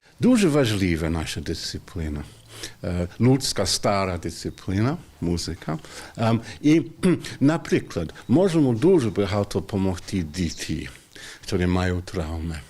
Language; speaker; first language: Ukrainian; non-native, learner; English